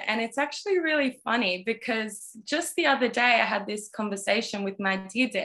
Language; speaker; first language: English; native; English